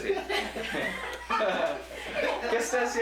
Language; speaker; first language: Spanish; non-native, learner; English